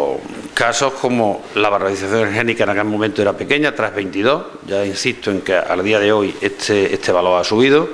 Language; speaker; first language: Spanish; native; Spanish